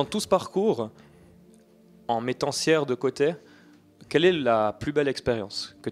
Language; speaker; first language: French; native; French